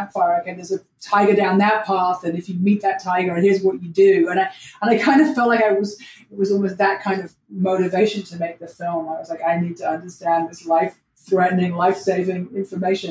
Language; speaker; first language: English; native; English